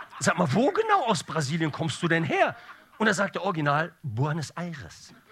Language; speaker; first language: German; early bilingual, other home language; Turkish